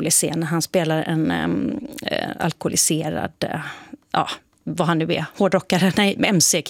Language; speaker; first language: Swedish; native; Swedish